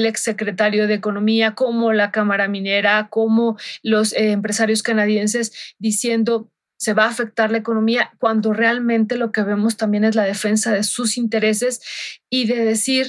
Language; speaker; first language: Spanish; native; Spanish